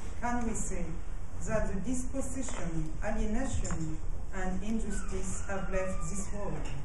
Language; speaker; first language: English; non-native, fluent; French